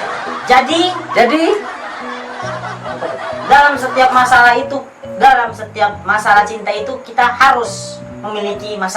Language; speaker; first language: Indonesian; non-native, local second language; Javanese